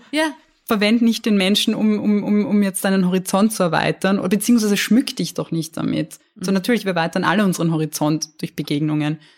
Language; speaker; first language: German; native; German